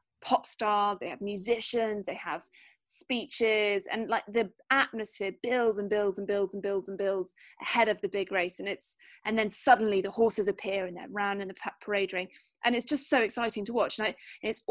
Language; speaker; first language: English; native; English